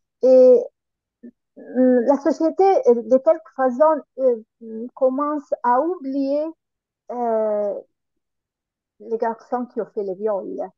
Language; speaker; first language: French; non-native, learner; Italian